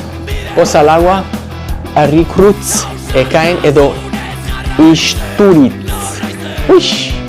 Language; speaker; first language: Basque; non-native, learner; English